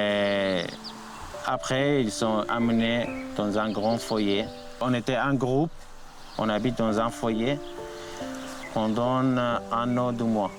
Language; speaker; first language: French; non-native, learner; Arabic